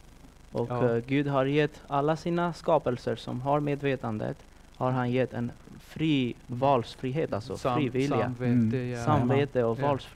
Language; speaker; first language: Swedish; non-native, fluent; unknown